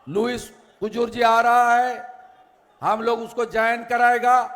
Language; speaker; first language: Hindi; non-native, local second language; Bangla